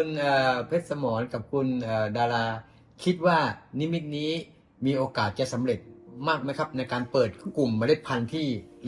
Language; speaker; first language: Thai; native; Thai